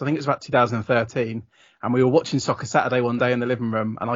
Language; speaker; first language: English; native; English